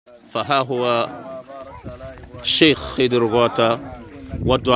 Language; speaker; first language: Arabic; non-native, fluent; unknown